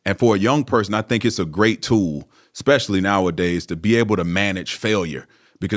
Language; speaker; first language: English; native; English